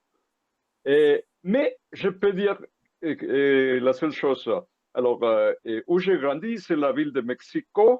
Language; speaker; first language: French; non-native, fluent; Spanish